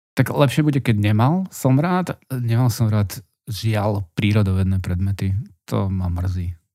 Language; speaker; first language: Slovak; native; Slovak